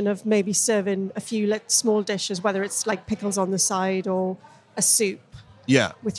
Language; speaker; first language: English; native; English